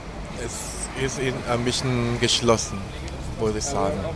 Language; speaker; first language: German; non-native, fluent; Spanish